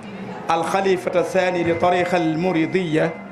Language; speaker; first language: Arabic; non-native, fluent; Wolof